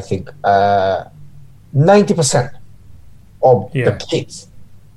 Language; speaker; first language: English; non-native, learner; Japanese